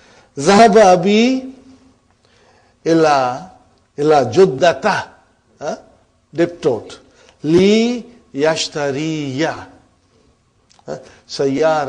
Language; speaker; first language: Arabic; non-native, fluent; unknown